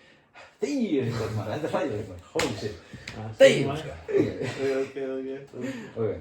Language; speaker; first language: Danish; non-native, learner; Icelandic